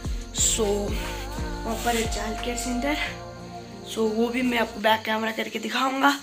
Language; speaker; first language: Hindi; non-native, local second language; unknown